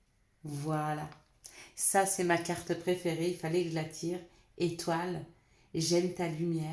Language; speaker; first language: French; native; French